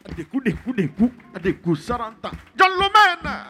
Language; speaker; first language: English; non-native, learner; Bambara